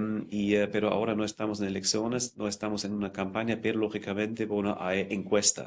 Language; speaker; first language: Spanish; non-native, fluent; German